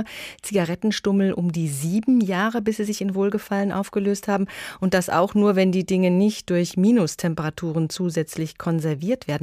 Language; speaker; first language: German; native; German